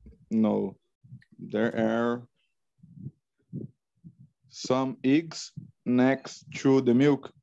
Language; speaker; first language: English; non-native, learner; Portuguese